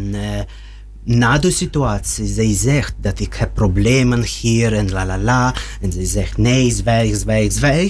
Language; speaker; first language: Dutch; non-native, learner; Russian